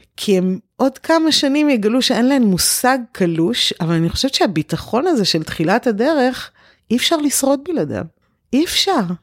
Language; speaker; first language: Hebrew; early bilingual, other home language; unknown